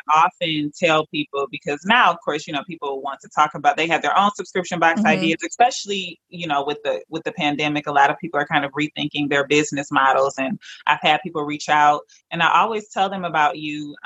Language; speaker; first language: English; native; English